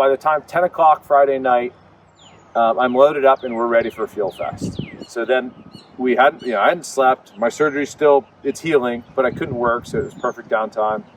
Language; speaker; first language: English; native; English